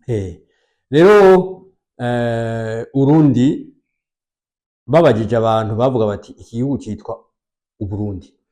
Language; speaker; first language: Rundi; native; Rundi